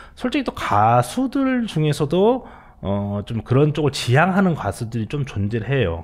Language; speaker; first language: Korean; native; Korean